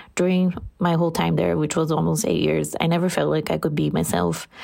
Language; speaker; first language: English; non-native, fluent; Portuguese